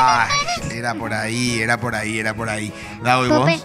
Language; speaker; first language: Spanish; native; Spanish